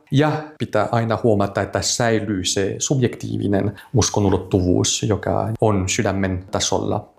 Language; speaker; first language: Finnish; non-native, fluent; French